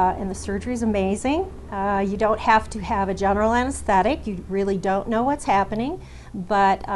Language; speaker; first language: English; native; English